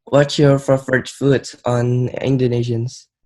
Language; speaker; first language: English; non-native, learner; Indonesian